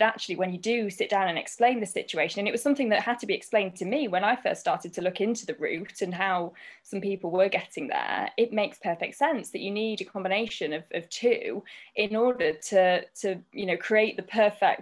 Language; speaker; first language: English; native; English